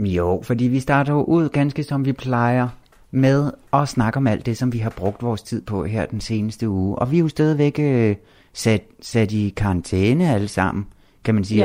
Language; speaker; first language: Danish; native; Danish